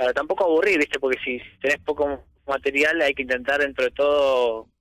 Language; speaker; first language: Spanish; native; Spanish